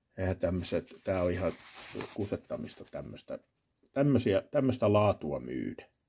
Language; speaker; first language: Finnish; native; Finnish